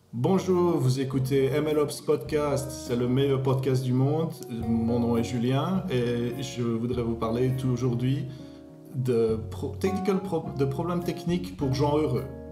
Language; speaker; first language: French; native; French